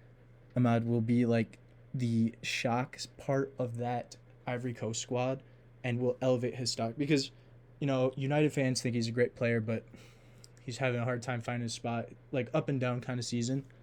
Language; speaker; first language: English; native; English